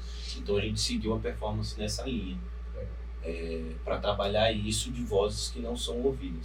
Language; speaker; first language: Portuguese; native; Portuguese